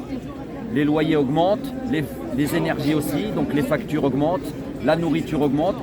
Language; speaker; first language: French; native; French